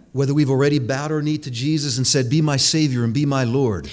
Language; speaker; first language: English; native; English